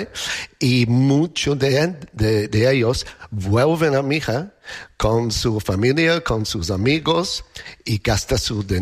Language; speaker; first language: Spanish; non-native, learner; English